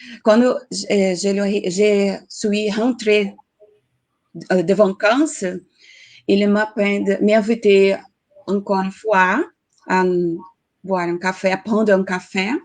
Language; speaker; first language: French; non-native, learner; Portuguese